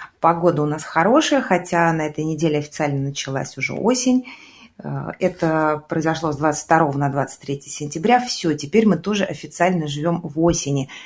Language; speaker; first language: Russian; native; Russian